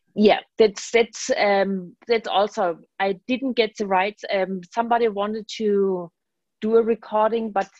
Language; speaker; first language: English; non-native, fluent; German